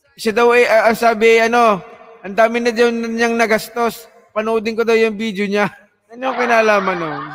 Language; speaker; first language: Filipino; native; Filipino